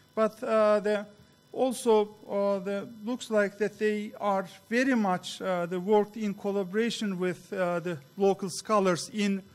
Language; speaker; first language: English; non-native, fluent; Turkish